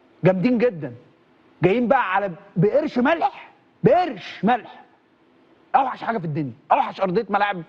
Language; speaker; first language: Arabic; native; Arabic